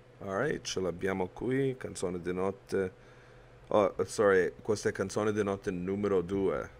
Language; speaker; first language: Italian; early bilingual, heritage; English